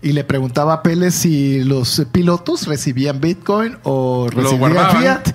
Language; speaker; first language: Spanish; native; Spanish